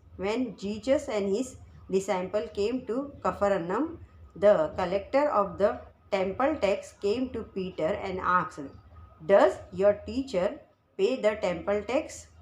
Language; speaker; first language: English; non-native, local second language; Hindi